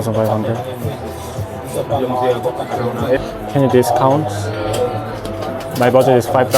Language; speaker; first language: English; non-native, learner; Korean